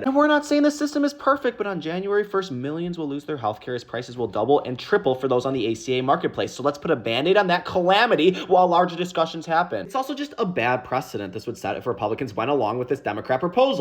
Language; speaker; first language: English; native; English